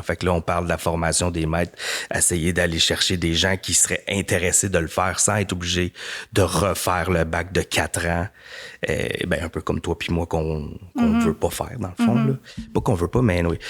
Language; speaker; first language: French; native; French